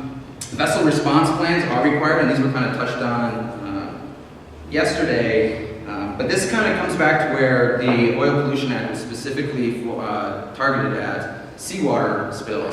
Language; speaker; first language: English; native; English